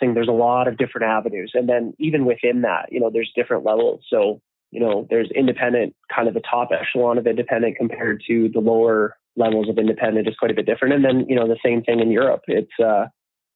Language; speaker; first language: English; native; English